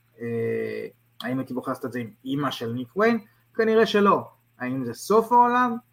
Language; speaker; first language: Hebrew; native; Hebrew